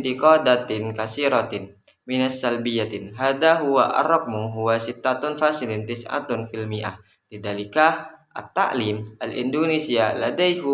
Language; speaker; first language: Arabic; non-native, learner; Indonesian